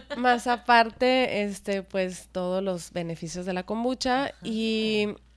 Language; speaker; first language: Spanish; native; Spanish